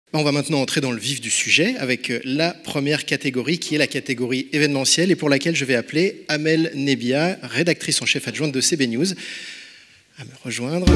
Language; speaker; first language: French; native; French